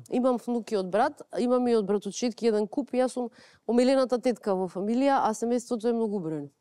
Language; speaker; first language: Macedonian; native; Macedonian